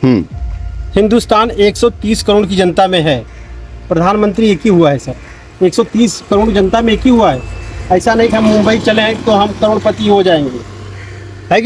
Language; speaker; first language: Hindi; native; Hindi